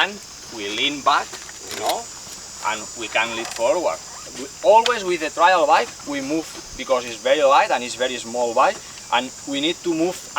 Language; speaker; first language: English; non-native, fluent; Spanish